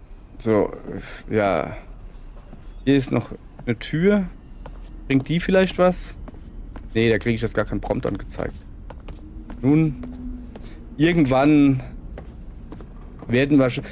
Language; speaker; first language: German; native; German